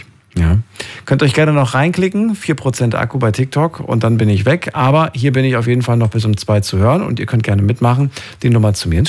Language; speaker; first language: German; native; German